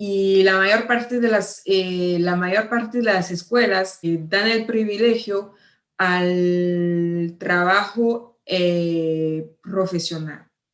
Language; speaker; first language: Spanish; non-native, fluent; French